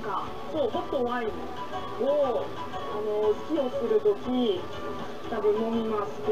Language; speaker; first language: Japanese; non-native, learner; French